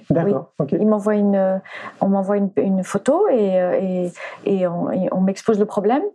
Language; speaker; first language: French; early bilingual, other home language; English